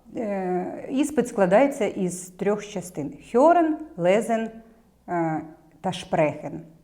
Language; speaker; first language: Ukrainian; non-native, local second language; Russian